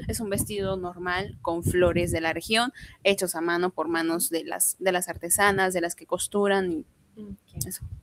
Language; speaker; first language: Spanish; non-native, local second language; Zapotec